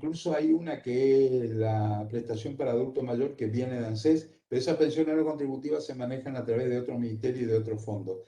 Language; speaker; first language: Spanish; native; Spanish